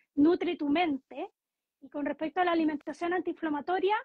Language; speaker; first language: Spanish; native; Spanish